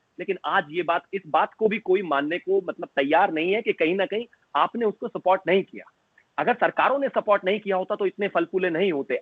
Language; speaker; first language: Hindi; native; Hindi